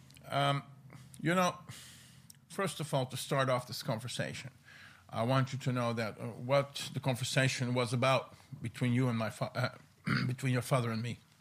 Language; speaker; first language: English; non-native, fluent; Dutch